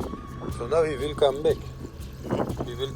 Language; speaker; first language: English; non-native, learner; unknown